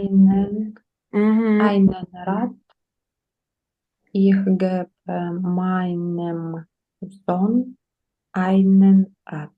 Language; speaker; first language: German; non-native, learner; Ukrainian